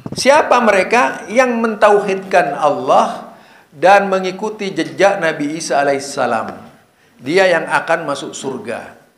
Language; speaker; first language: Indonesian; non-native, local second language; Madurese